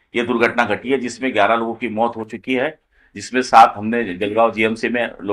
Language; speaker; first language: Hindi; non-native, local second language; Marathi